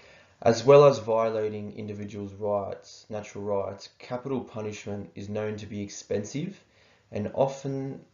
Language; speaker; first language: English; native; English